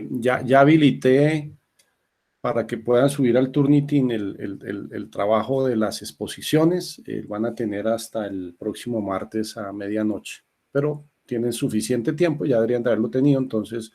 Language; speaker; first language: Spanish; native; Spanish